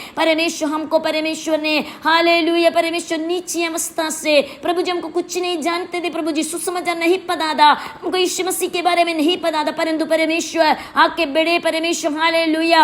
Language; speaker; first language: Hindi; non-native, local second language; Malayalam